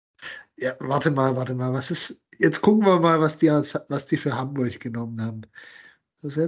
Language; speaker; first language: German; native; German